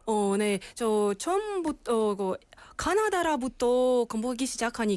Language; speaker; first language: Korean; non-native, learner; Russian